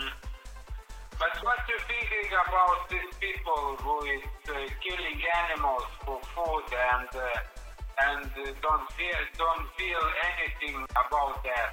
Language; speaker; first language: English; non-native, learner; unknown